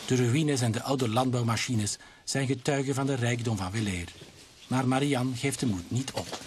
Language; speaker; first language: Dutch; native; Dutch